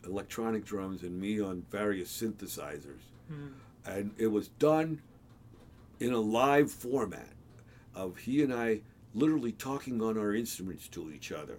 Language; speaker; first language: English; native; English